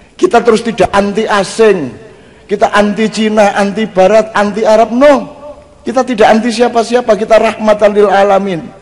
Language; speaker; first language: Indonesian; non-native, local second language; Javanese